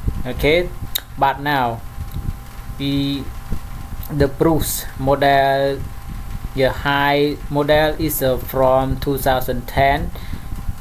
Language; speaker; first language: English; non-native, learner; Khmer